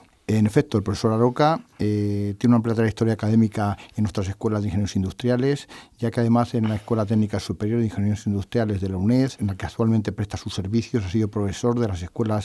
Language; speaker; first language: Spanish; native; Spanish